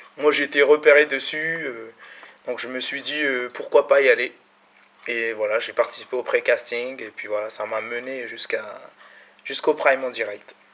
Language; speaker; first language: French; early bilingual, other home language; Malagasy